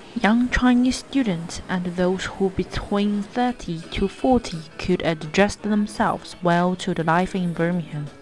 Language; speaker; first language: English; non-native, fluent; Chinese